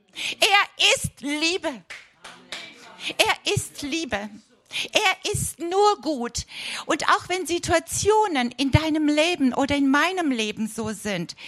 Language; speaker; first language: German; non-native, fluent; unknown